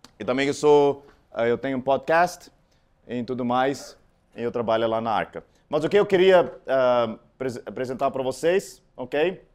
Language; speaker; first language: Portuguese; non-native, fluent; Afrikaans